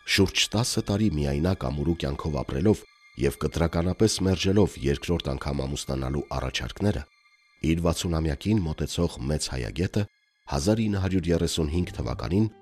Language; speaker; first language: Armenian; native; Armenian